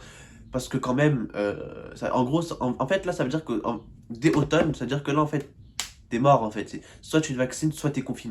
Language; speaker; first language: French; native; French